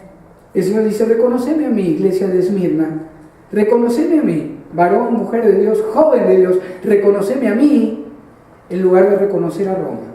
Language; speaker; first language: Spanish; native; Spanish